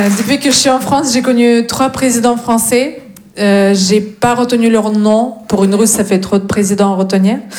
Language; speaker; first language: French; non-native, fluent; Russian